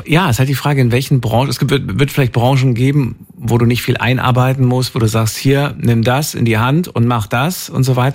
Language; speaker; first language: German; native; German